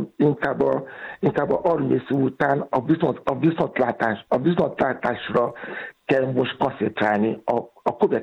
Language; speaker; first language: Hungarian; non-native, fluent; Yoruba